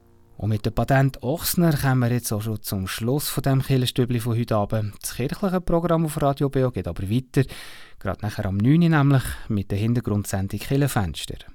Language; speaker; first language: German; native; German